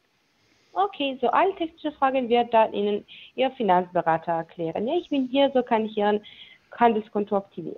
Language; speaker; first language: German; non-native, learner; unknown